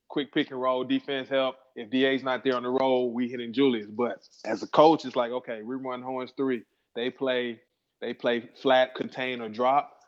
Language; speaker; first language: English; native; English